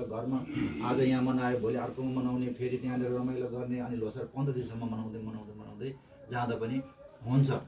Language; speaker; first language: Nepali; non-native, local second language; Eastern Tamang